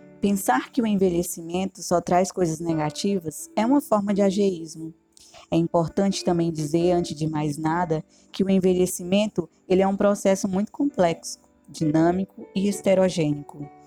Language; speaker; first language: Portuguese; native; Portuguese